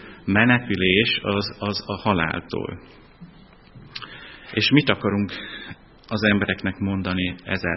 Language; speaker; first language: Hungarian; non-native, fluent; German